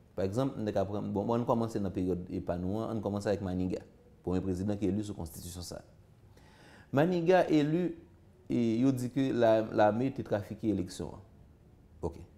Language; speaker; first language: French; non-native, local second language; Haitian Creole